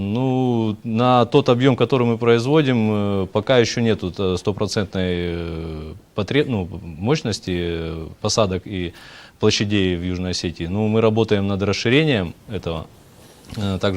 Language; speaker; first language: Russian; native; Russian